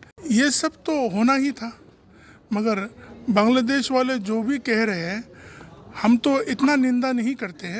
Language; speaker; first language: Hindi; non-native, local second language; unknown